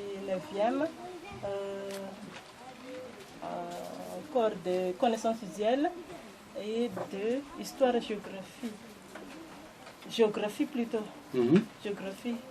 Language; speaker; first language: French; non-native, local second language; Malagasy